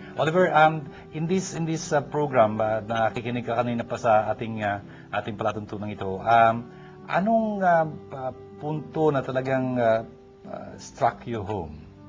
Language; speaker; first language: Filipino; native; Filipino